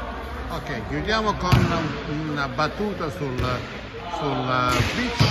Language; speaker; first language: Italian; native; Italian